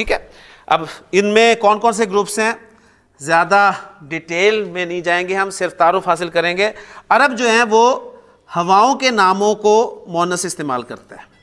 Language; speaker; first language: Urdu; native; Urdu